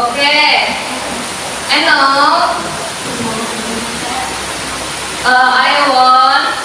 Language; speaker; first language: English; non-native, learner; Indonesian